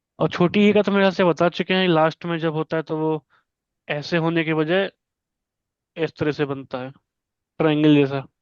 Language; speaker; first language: Hindi; native; Hindi